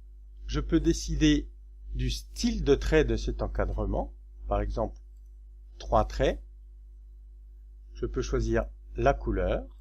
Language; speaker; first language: French; native; French